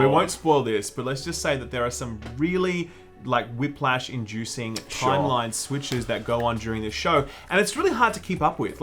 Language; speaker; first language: English; native; English